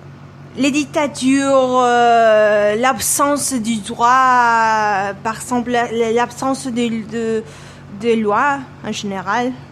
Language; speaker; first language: French; non-native, learner; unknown